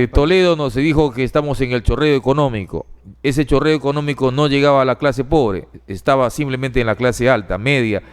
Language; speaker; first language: Spanish; native; Spanish